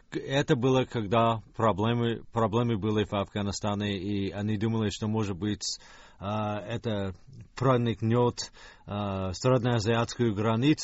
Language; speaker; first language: Russian; non-native, fluent; English